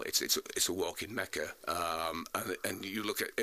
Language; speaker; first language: English; native; English